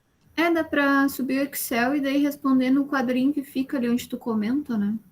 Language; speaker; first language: Portuguese; native; Portuguese